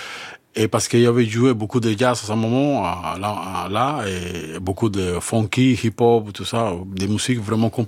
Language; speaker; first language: French; non-native, fluent; Spanish